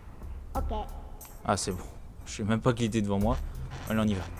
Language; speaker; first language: French; native; French